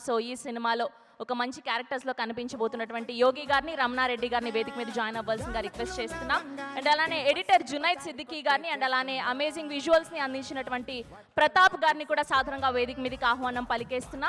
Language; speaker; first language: Telugu; native; Telugu